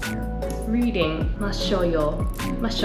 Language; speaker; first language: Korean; non-native, learner; English